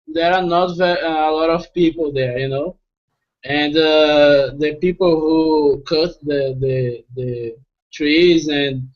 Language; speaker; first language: English; non-native, fluent; Portuguese